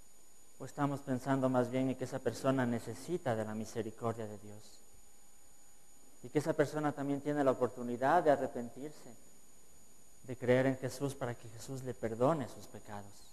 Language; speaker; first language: Spanish; native; Spanish